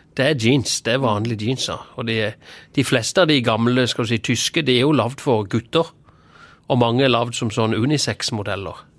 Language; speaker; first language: Norwegian; native; Norwegian